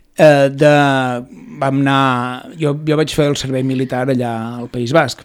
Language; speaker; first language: Catalan; native; Catalan